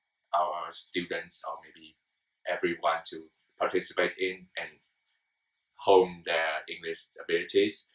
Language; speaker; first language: English; non-native, fluent; Vietnamese